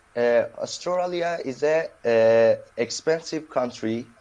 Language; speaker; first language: English; non-native, learner; Persian